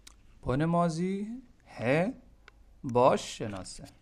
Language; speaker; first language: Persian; non-native, fluent; Urdu